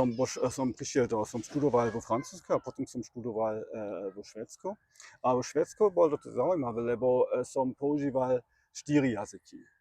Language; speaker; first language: Slovak; non-native, learner; German